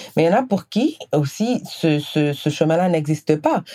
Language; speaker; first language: French; non-native, local second language; Wolof